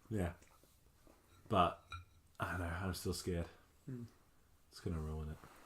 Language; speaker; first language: English; native; English